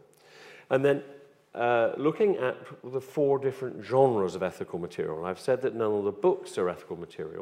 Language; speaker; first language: English; native; English